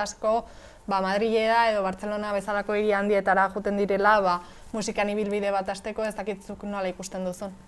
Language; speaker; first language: Basque; native; Basque